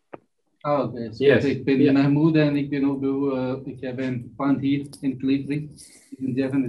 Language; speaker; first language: Dutch; non-native, learner; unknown